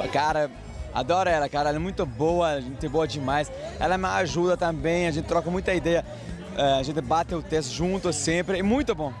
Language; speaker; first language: Portuguese; non-native, fluent; Arabic